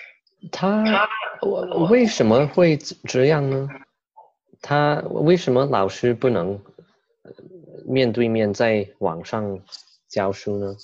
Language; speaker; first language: Chinese; non-native, fluent; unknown